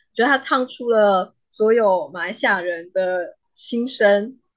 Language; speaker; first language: Chinese; native; Chinese